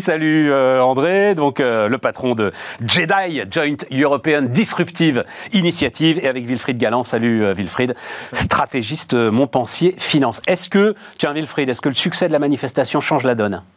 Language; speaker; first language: French; native; French